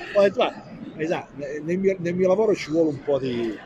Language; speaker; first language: Italian; native; Italian